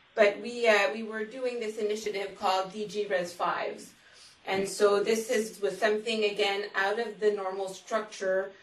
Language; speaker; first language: English; non-native, fluent; French